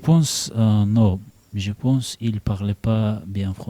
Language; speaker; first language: French; non-native, learner; Russian